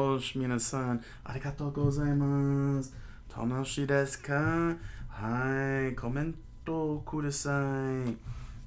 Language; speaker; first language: Japanese; non-native, learner; English